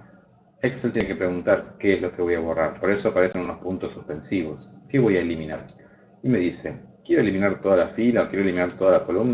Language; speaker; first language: Spanish; native; Spanish